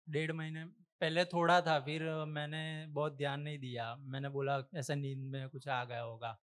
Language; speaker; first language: Hindi; non-native, local second language; Gujarati